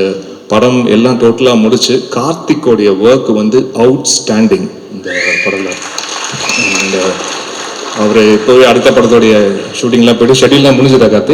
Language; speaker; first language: Tamil; native; Tamil